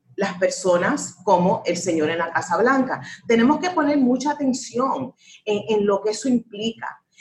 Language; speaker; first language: Spanish; early bilingual, heritage; Spanish